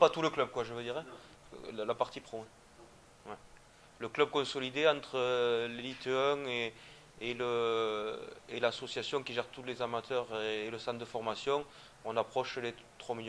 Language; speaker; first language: French; native; French